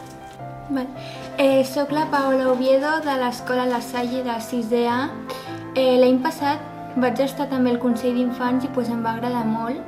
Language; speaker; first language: Catalan; non-native, local second language; Spanish